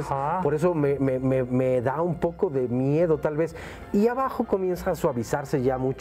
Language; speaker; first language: Spanish; native; Spanish